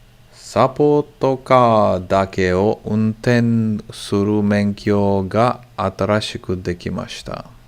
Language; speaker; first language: Japanese; non-native, learner; English